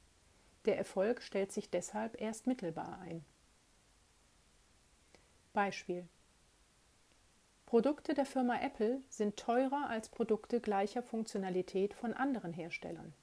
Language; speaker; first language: German; native; German